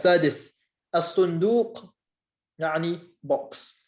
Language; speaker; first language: Arabic; non-native, fluent; English